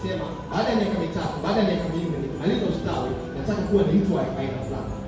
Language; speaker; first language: Swahili; native; Swahili